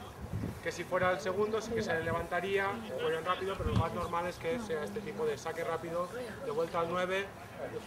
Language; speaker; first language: Spanish; native; Spanish